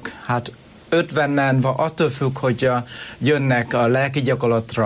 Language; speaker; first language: Hungarian; non-native, fluent; Vietnamese